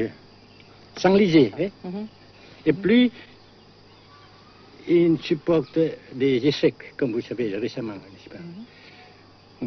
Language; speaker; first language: French; non-native, local second language; Vietnamese